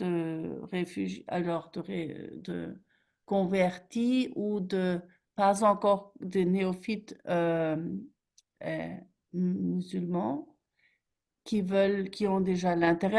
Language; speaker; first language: French; non-native, fluent; German